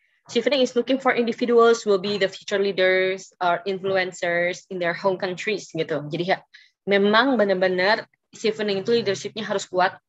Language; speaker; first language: English; non-native, fluent; Indonesian